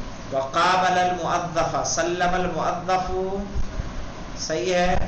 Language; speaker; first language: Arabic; non-native, fluent; Urdu